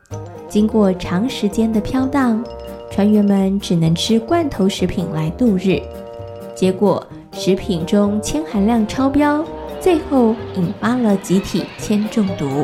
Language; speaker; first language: Chinese; native; Chinese